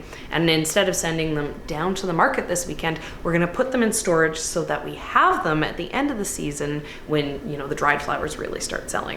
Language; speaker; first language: English; native; English